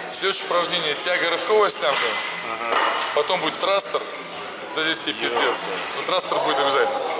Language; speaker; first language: Russian; native; Russian